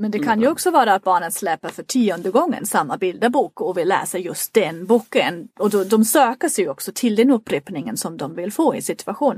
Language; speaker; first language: Swedish; non-native, fluent; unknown